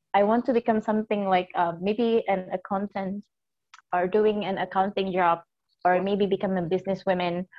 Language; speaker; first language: English; non-native, fluent; Indonesian